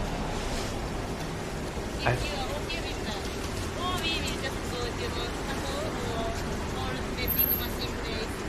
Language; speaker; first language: English; non-native, learner; Japanese